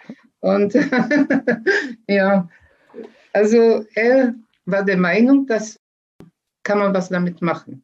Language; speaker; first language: German; early bilingual, other home language; Polish